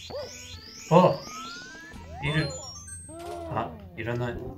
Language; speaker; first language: Japanese; non-native, learner; English